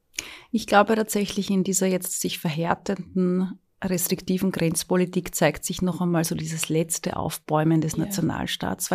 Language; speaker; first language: German; native; German